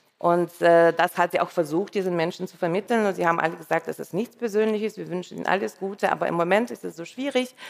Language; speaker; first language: German; non-native, fluent; Russian